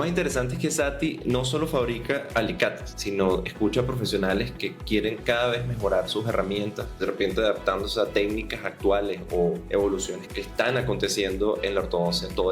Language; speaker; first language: Spanish; native; Spanish